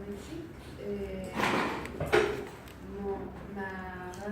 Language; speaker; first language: French; non-native, learner; Spanish